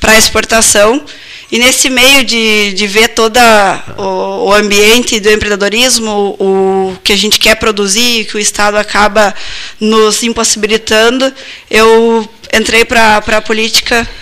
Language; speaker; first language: Portuguese; native; Portuguese